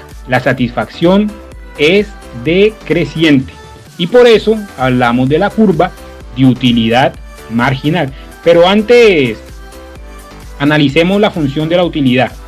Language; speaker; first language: Spanish; native; Spanish